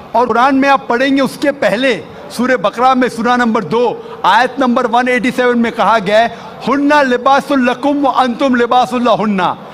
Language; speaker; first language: Urdu; non-native, local second language; Konkani